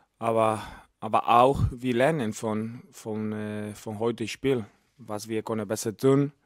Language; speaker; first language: German; non-native, learner; Spanish